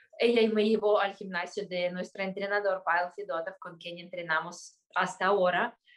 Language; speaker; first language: Spanish; non-native, fluent; Russian